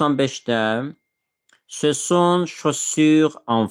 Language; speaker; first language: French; non-native, fluent; Azerbaijani